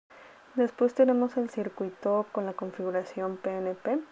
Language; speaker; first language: Spanish; native; Spanish